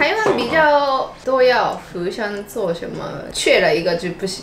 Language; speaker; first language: Chinese; non-native, fluent; Japanese